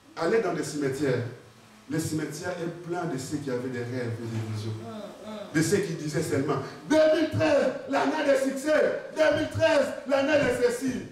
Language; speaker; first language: French; non-native, local second language; Lingala